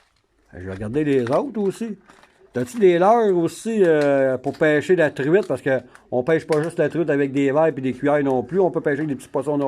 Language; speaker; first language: French; native; French